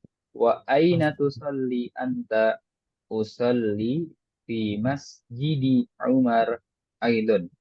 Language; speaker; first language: Arabic; non-native, local second language; Indonesian